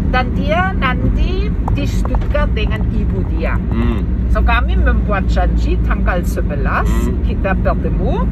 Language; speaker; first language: Indonesian; non-native, fluent; German